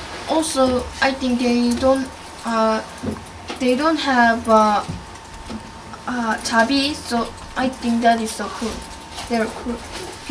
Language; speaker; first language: English; non-native, learner; Korean